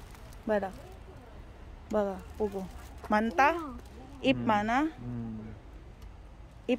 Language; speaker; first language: Korean; non-native, learner; Filipino